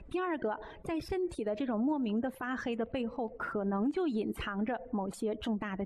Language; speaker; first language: Chinese; native; Chinese